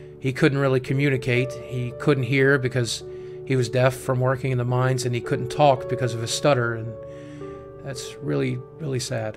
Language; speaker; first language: English; native; English